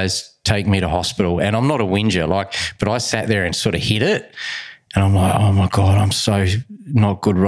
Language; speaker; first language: English; native; English